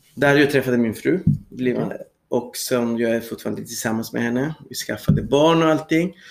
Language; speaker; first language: Swedish; non-native, fluent; Spanish